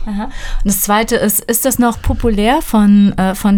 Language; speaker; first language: German; native; German